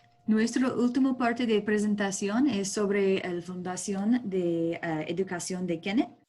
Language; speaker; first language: Spanish; non-native, learner; English